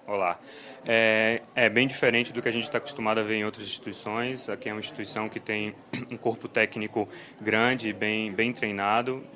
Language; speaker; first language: Portuguese; native; Portuguese